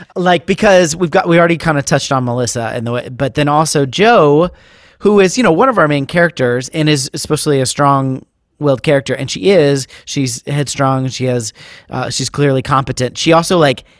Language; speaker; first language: English; native; English